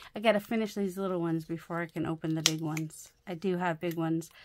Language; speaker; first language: English; native; English